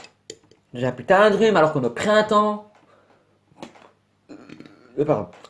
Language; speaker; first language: French; native; French